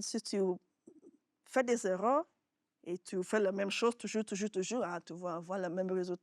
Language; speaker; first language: French; non-native, fluent; Yoruba